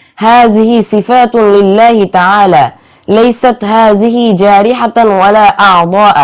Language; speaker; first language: Arabic; non-native, learner; Bangla